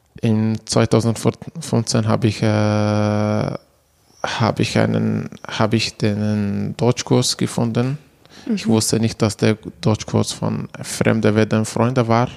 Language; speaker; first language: German; non-native, learner; Arabic